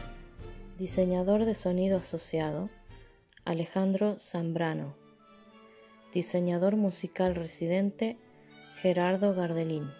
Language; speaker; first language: Spanish; native; Spanish